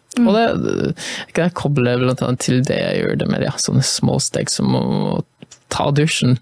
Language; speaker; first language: Norwegian; non-native, fluent; Polish